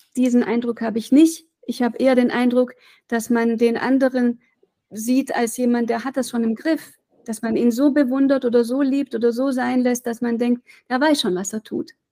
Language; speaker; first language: German; native; German